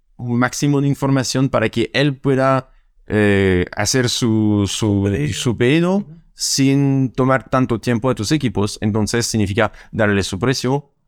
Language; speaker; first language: Spanish; non-native, fluent; French